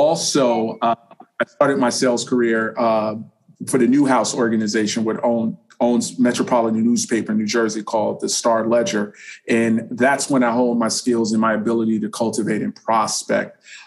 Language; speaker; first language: English; native; English